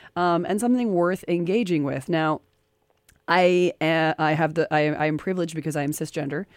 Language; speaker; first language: English; native; English